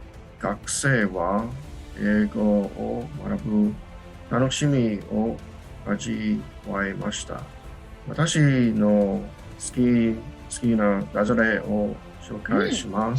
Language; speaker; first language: Japanese; non-native, learner; English